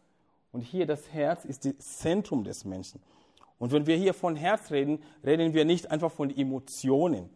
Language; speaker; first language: German; non-native, fluent; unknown